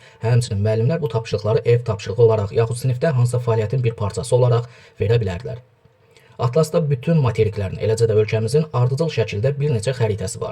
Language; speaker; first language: Azerbaijani; native; Azerbaijani